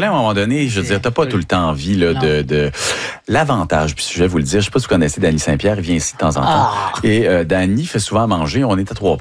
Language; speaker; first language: French; native; French